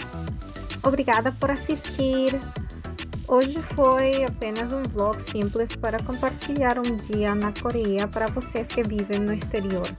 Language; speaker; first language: Portuguese; non-native, fluent; Korean